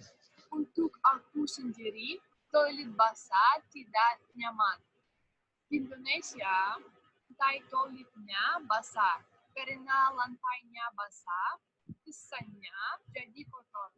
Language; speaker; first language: Indonesian; non-native, fluent; Russian